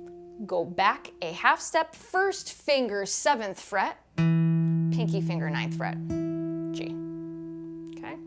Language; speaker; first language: English; native; English